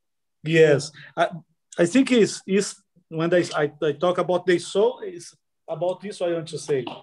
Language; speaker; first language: English; non-native, learner; Portuguese